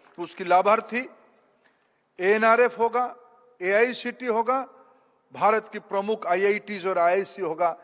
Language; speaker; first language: Hindi; non-native, local second language; Odia